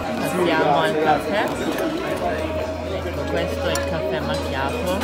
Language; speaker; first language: Italian; non-native, learner; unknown